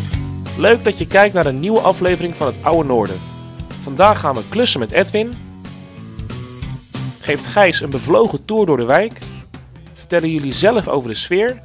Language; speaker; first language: Dutch; native; Dutch